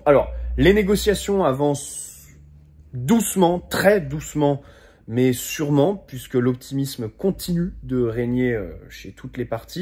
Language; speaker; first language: French; native; French